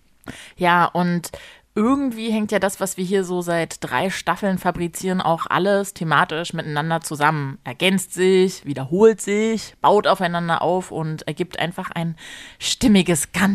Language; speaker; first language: German; native; German